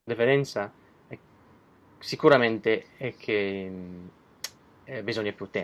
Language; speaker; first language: Italian; non-native, fluent; English